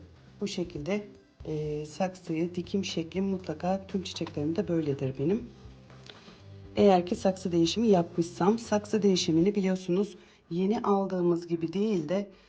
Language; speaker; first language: Turkish; native; Turkish